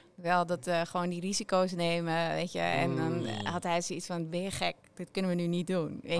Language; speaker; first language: Dutch; native; Dutch